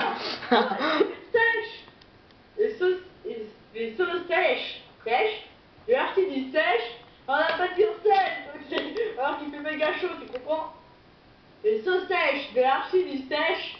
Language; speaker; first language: French; native; French